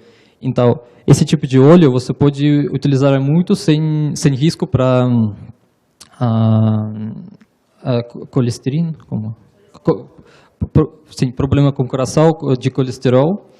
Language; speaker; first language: Portuguese; non-native, learner; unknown